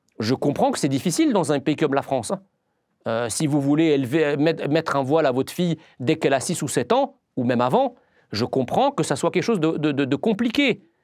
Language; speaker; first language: French; early bilingual, other home language; Arabic